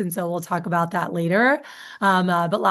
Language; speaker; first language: English; native; English